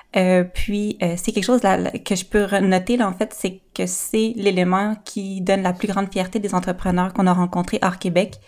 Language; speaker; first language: French; native; French